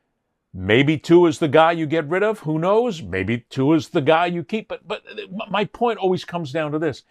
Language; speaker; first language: English; native; English